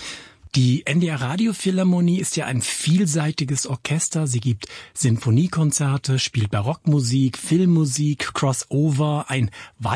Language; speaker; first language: German; native; German